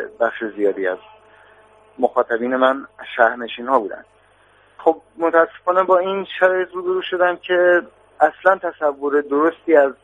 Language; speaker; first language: Persian; native; Persian